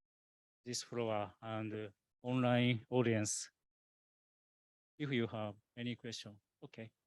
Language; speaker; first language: English; non-native, learner; Japanese